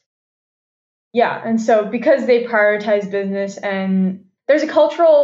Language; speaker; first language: English; non-native, local second language; Cantonese